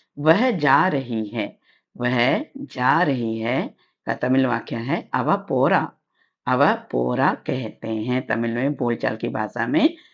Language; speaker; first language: Hindi; non-native, local second language; Tamil